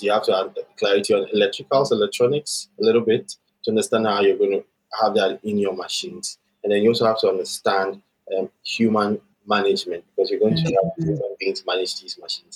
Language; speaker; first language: English; non-native, local second language; Akan